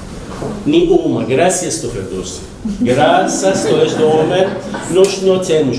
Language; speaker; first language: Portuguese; non-native, learner; Persian